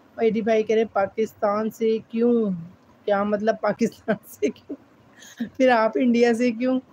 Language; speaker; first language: Urdu; native; Urdu